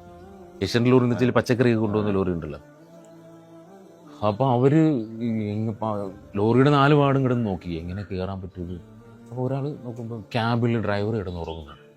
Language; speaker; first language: Malayalam; native; Malayalam